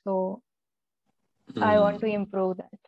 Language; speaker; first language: English; non-native, local second language; Marathi